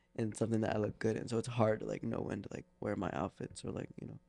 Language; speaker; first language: English; native; English